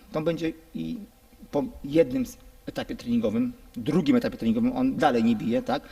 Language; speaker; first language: Polish; native; Polish